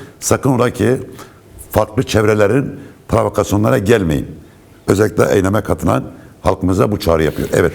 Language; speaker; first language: Turkish; non-native, local second language; Kurdish